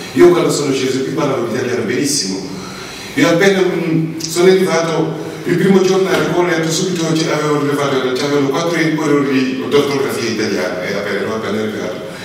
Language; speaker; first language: Italian; non-native, fluent; Wolof